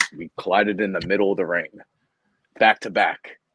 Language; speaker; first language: English; native; English